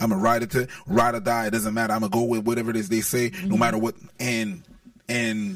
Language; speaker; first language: English; non-native, fluent; French